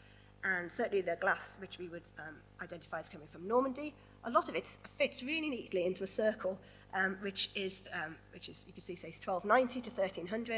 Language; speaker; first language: English; native; English